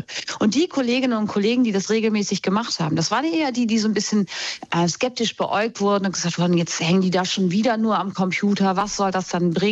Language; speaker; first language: German; native; German